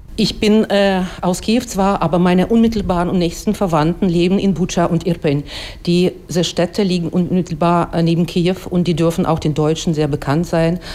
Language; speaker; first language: German; non-native, fluent; Ukrainian